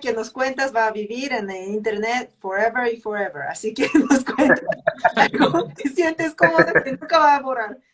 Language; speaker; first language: Spanish; early bilingual, heritage; English